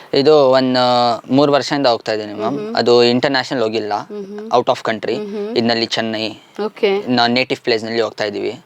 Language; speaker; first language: Kannada; non-native, local second language; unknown